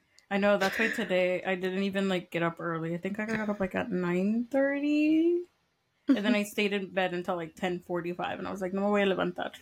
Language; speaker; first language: English; early bilingual, other home language; Spanish